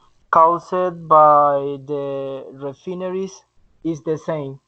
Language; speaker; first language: English; non-native, learner; Spanish